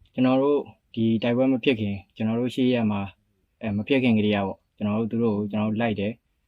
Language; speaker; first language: Burmese; native; Burmese